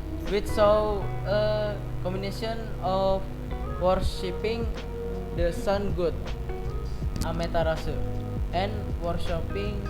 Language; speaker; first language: English; non-native, learner; Indonesian